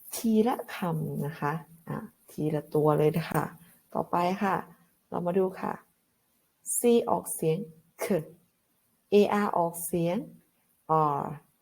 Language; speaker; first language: Thai; native; Thai